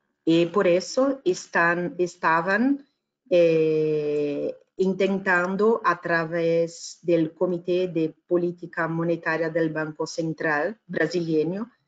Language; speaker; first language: Spanish; non-native, fluent; Portuguese